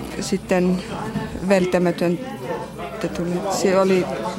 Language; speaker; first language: Finnish; non-native, fluent; German